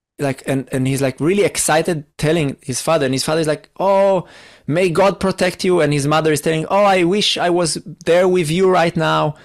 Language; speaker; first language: English; non-native, fluent; Hebrew